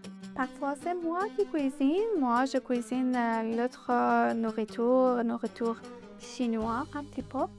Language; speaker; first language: French; non-native, learner; Persian